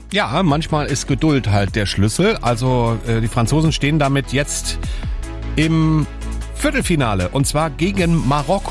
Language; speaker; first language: German; native; German